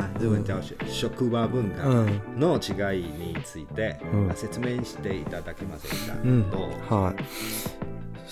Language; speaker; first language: Japanese; non-native, fluent; Chinese